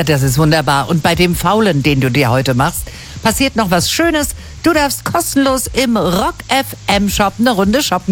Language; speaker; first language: German; native; German